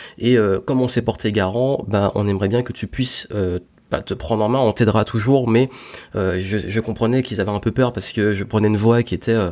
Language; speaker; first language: French; native; French